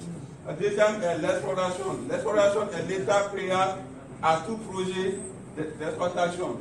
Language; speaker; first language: French; non-native, learner; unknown